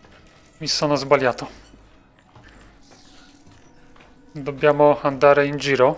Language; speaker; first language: Italian; non-native, fluent; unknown